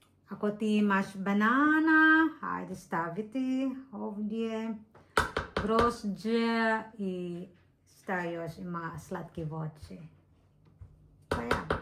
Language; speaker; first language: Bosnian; non-native, learner; Filipino